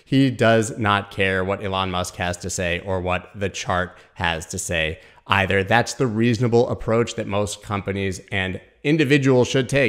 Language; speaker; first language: English; native; English